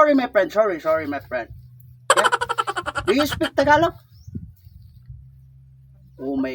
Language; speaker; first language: English; non-native, learner; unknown